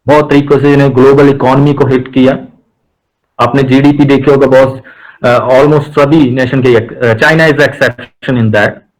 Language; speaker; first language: Hindi; non-native, local second language; Punjabi